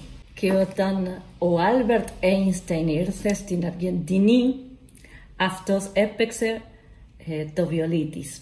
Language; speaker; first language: Greek; non-native, learner; Spanish